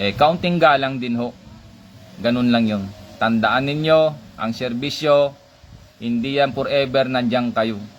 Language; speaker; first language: Filipino; non-native, local second language; Hiligaynon